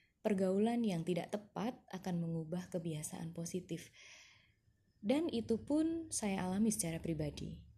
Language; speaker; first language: Indonesian; non-native, local second language; Javanese